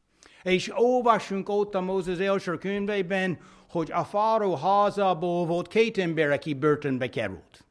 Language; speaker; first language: Hungarian; non-native, fluent; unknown